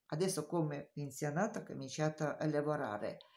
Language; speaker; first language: Italian; non-native, learner; Romanian